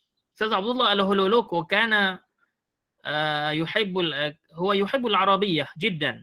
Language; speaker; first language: Arabic; non-native, fluent; Malay